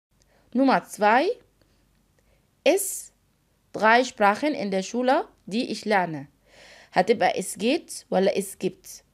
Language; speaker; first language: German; non-native, fluent; Arabic